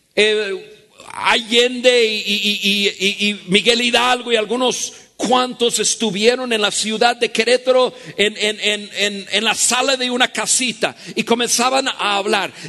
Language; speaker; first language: Spanish; non-native, fluent; English